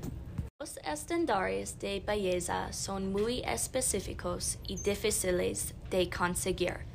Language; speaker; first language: Spanish; non-native, learner; English